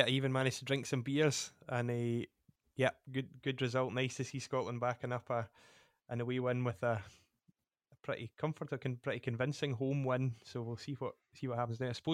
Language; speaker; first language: English; native; English